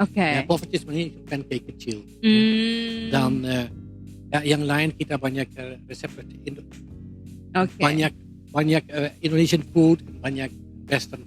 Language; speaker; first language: Indonesian; non-native, fluent; Dutch